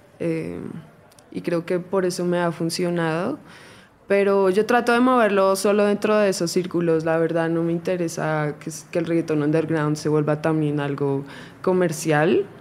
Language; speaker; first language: Spanish; native; Spanish